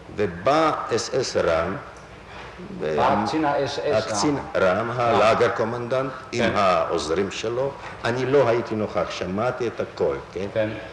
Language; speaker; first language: Hebrew; non-native, fluent; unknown